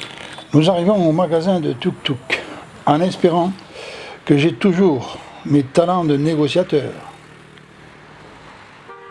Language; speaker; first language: French; native; French